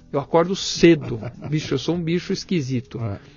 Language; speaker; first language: Portuguese; native; Portuguese